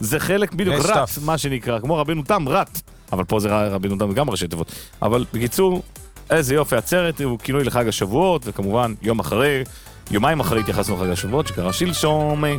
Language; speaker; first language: Hebrew; native; Hebrew